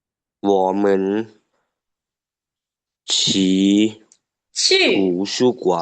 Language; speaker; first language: Chinese; non-native, learner; Lao